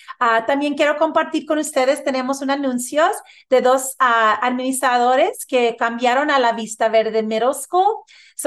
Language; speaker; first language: Spanish; early bilingual, heritage; Spanish